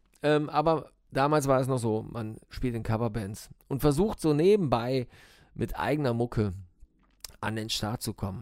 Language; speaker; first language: German; native; German